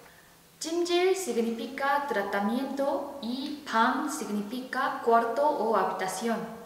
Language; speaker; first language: Spanish; non-native, fluent; Korean